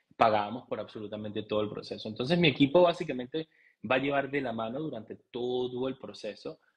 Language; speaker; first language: Spanish; native; Spanish